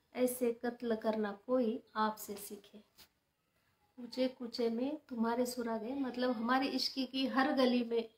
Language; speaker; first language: Hindi; non-native, local second language; Marathi